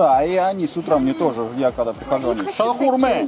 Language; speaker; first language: Russian; native; Russian